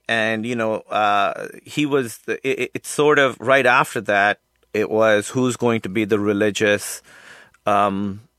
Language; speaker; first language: English; non-native, local second language; Urdu